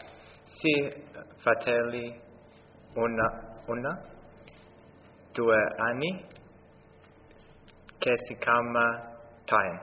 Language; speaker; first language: Italian; non-native, learner; English